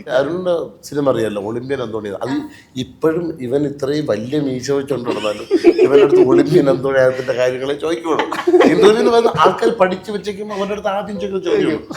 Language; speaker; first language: Malayalam; native; Malayalam